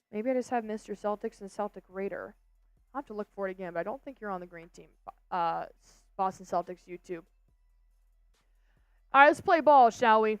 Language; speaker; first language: English; native; English